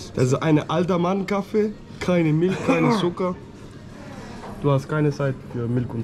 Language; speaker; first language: German; non-native, learner; Danish